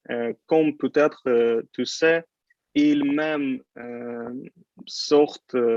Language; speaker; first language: French; non-native, learner; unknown